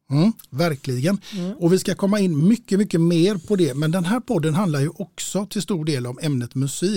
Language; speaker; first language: Swedish; native; Swedish